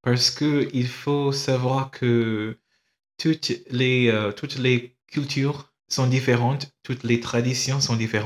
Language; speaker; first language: French; non-native, fluent; English